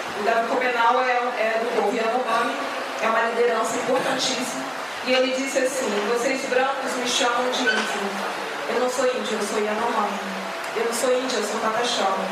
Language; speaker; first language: Portuguese; native; Portuguese